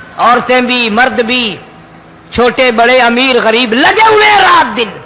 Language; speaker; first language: Urdu; non-native, local second language; Punjabi